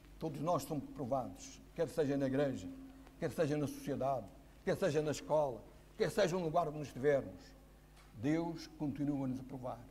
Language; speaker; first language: Portuguese; native; Portuguese